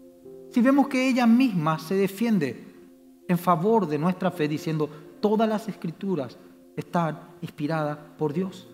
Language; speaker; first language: Spanish; native; Spanish